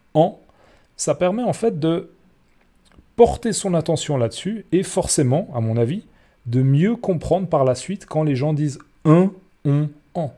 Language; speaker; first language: French; native; French